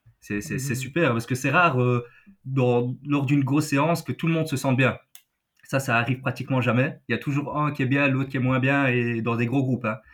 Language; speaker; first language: French; native; French